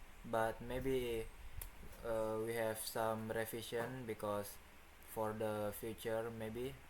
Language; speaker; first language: English; non-native, learner; Indonesian